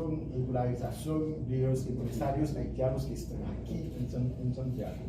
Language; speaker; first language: Spanish; non-native, fluent; Haitian Creole